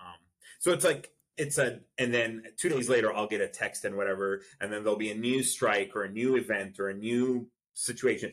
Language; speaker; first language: English; non-native, fluent; Arabic